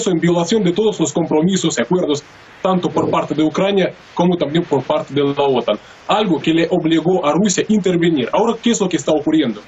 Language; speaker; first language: Spanish; non-native, fluent; Russian